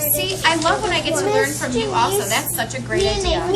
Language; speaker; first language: English; native; English